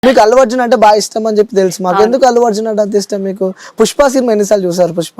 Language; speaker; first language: Telugu; native; Telugu